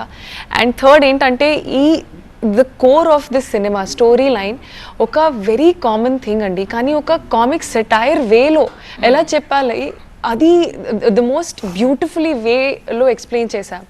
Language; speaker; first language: Telugu; non-native, fluent; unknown